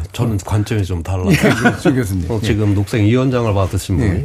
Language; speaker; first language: Korean; native; Korean